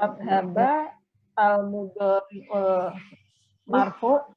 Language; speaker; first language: Arabic; non-native, learner; Indonesian